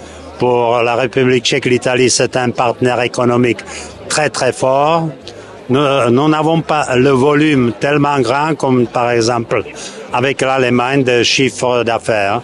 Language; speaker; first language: French; non-native, learner; Czech